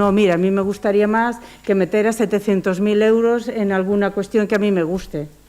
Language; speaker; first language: Spanish; non-native, local second language; Galician